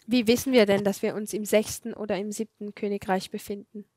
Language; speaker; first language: German; non-native, fluent; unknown